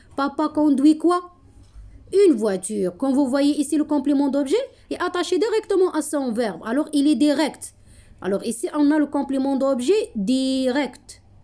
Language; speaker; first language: French; non-native, local second language; Arabic